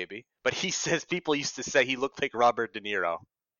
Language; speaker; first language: English; native; English